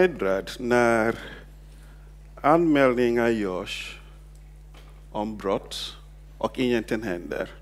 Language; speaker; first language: Swedish; non-native, fluent; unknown